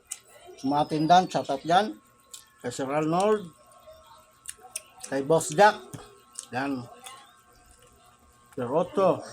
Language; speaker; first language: Filipino; native; Filipino